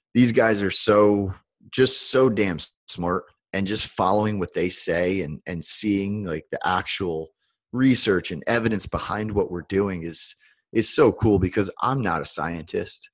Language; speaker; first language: English; native; English